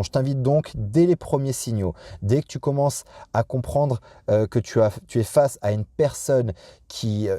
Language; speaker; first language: French; native; French